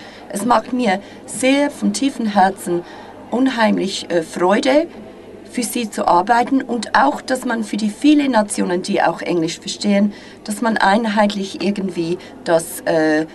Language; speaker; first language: German; non-native, fluent; English